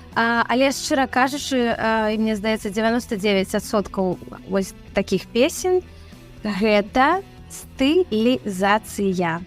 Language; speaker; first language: Belarusian; non-native, local second language; Russian